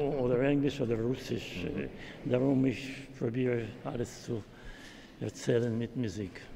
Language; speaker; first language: German; non-native, learner; Russian